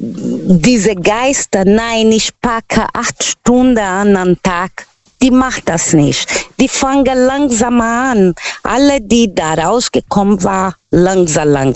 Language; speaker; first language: German; non-native, learner; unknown